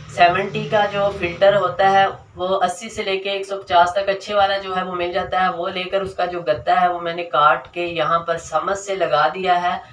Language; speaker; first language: Urdu; native; Urdu